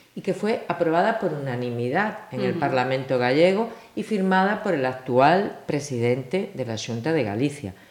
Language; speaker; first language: Spanish; native; Spanish